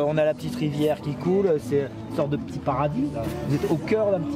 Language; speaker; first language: French; native; French